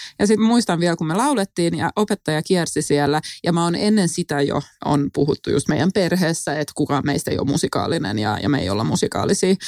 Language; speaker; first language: Finnish; non-native, local second language; Swedish